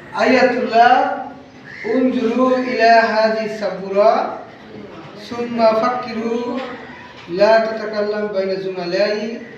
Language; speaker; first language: Arabic; non-native, fluent; Bangla